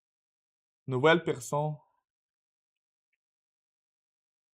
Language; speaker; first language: French; non-native, learner; Russian